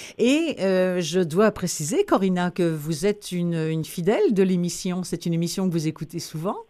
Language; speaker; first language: French; native; French